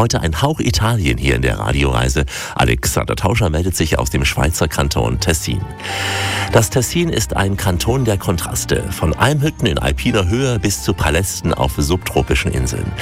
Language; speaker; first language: German; native; German